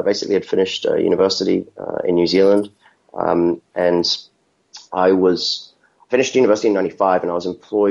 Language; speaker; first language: English; native; English